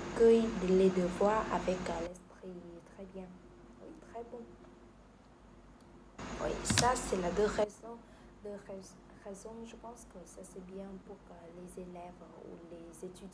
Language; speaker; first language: French; non-native, learner; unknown